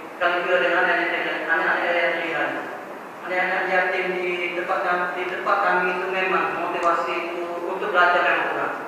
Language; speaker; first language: Malay; native; Malay